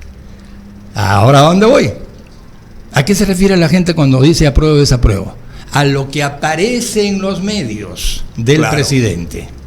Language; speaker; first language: Spanish; native; Spanish